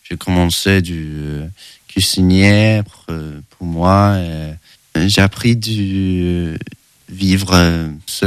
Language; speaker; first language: French; non-native, learner; Swedish